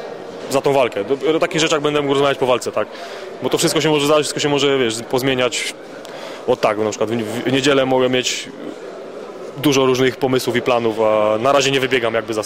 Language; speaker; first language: Polish; native; Polish